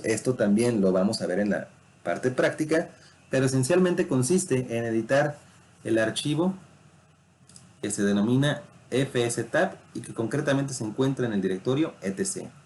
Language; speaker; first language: Spanish; native; Spanish